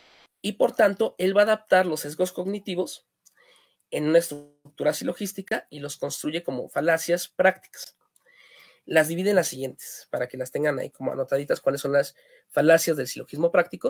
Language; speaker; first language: Spanish; native; Spanish